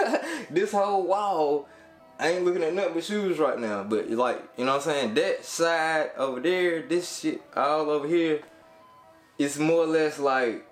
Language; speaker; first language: English; native; English